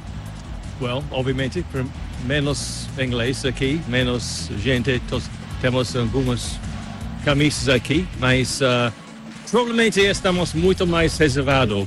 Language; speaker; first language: Portuguese; non-native, learner; English